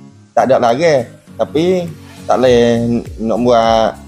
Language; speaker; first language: Indonesian; non-native, learner; Malay